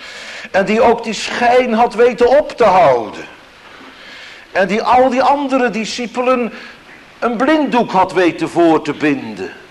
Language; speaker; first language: Dutch; native; Dutch